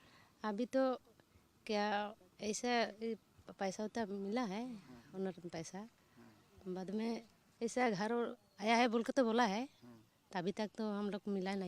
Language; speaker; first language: Hindi; non-native, local second language; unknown